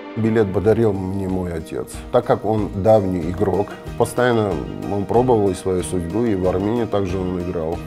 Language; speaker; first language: Russian; non-native, fluent; Armenian